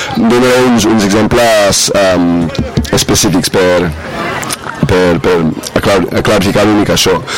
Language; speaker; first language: Catalan; non-native, fluent; English